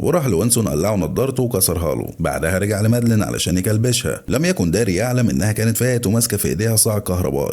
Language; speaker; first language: Arabic; native; Arabic